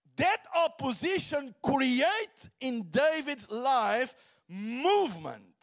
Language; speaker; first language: English; non-native, fluent; Portuguese